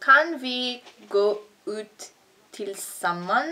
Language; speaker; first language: Swedish; non-native, learner; Italian